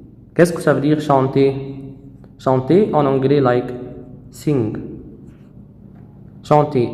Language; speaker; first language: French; non-native, fluent; Arabic